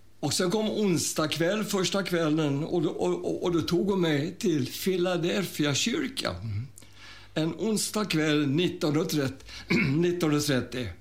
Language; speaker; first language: Swedish; early bilingual, other home language; German